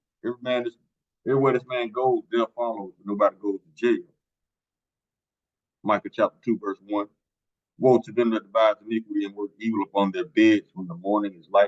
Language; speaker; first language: English; native; English